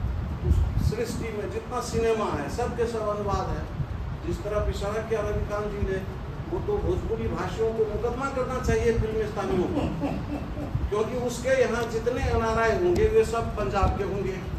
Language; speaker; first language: Hindi; native; Hindi